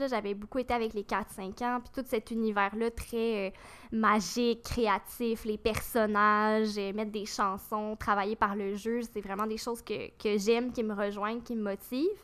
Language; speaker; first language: French; native; French